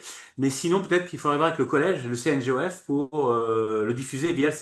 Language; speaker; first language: French; native; French